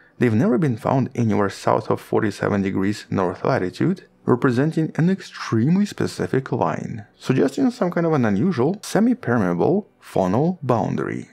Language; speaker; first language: English; non-native, fluent; Russian